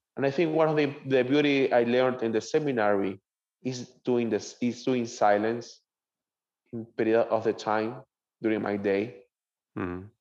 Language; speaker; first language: English; non-native, learner; Spanish